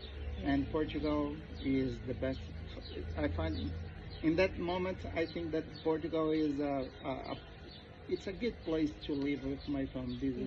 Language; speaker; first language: English; non-native, learner; Portuguese